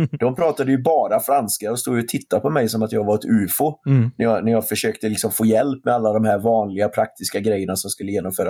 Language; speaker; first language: Swedish; native; Swedish